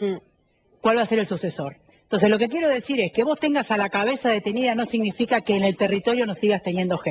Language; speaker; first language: Spanish; native; Spanish